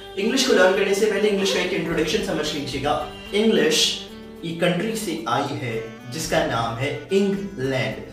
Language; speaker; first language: Hindi; native; Hindi